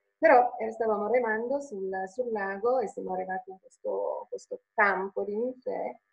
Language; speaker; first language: Italian; non-native, fluent; Finnish